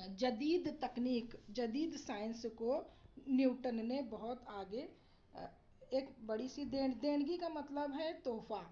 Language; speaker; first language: Hindi; non-native, local second language; Marathi